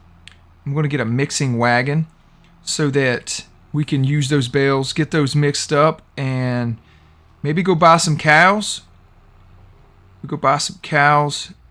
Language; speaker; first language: English; native; English